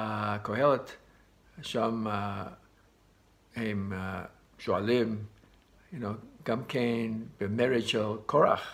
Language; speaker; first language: Hebrew; non-native, fluent; English